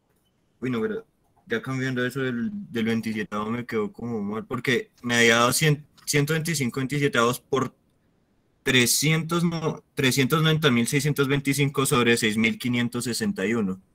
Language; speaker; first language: Spanish; native; Spanish